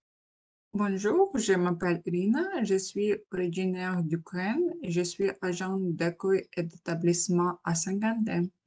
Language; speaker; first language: French; non-native, learner; Ukrainian